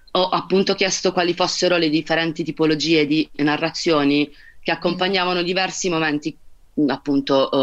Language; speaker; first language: Italian; native; Italian